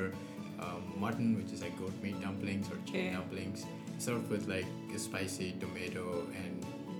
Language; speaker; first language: English; non-native, local second language; Nepali